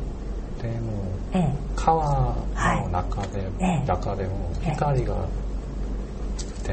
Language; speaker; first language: Japanese; non-native, learner; Korean